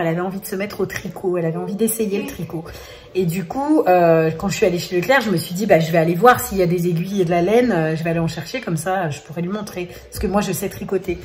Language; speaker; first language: French; native; French